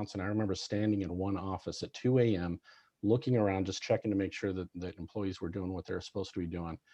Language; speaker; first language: English; native; English